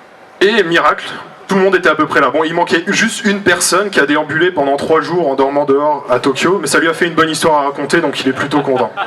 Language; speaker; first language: French; native; French